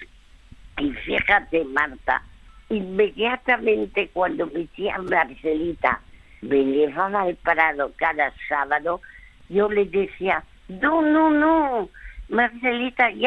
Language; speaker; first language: Spanish; early bilingual, other home language; French